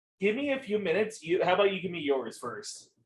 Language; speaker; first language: English; native; English